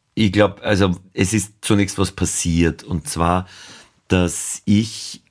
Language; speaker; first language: German; native; German